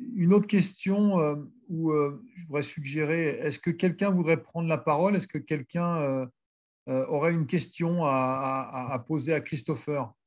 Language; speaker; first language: French; native; French